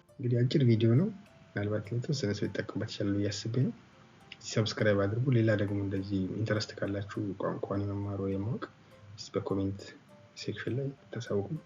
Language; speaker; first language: Amharic; native; Amharic